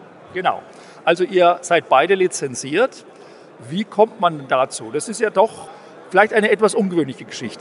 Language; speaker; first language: German; native; German